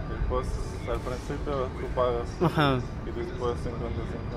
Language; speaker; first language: Spanish; non-native, fluent; Russian